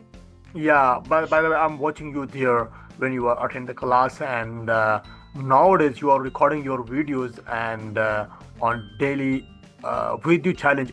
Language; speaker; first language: English; non-native, fluent; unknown